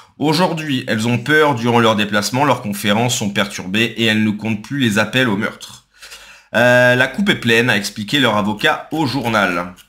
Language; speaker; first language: French; native; French